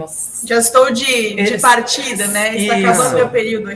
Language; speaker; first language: Portuguese; native; Portuguese